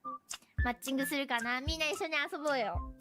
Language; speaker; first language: Japanese; native; Japanese